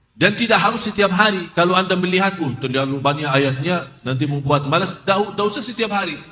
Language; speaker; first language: Indonesian; non-native, fluent; Arabic